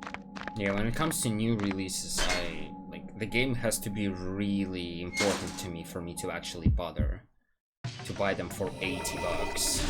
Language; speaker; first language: English; non-native, fluent; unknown